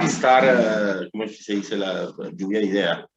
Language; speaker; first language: Italian; non-native, learner; Spanish